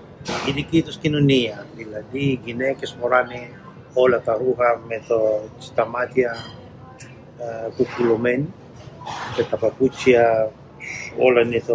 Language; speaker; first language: Greek; non-native, learner; Indonesian